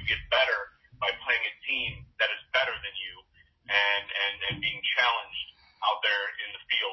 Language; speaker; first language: English; native; English